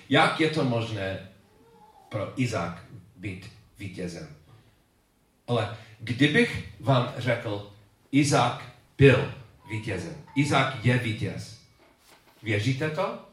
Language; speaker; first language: Czech; non-native, learner; English